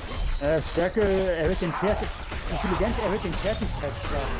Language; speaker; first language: German; native; German